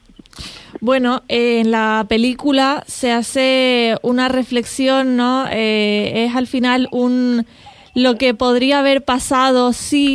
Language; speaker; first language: Spanish; native; Spanish